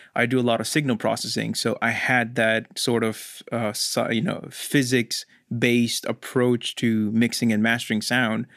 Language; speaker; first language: English; non-native, local second language; Hindi